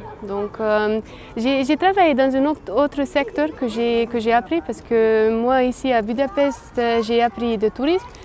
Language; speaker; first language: French; non-native, fluent; Hungarian